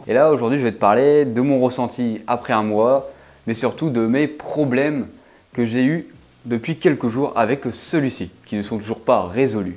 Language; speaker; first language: French; native; French